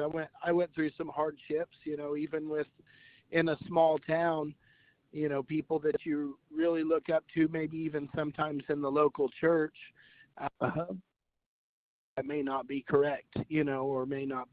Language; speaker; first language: English; native; English